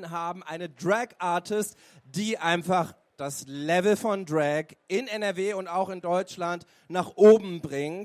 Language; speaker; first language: German; native; German